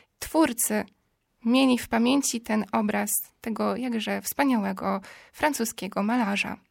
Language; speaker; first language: Polish; native; Polish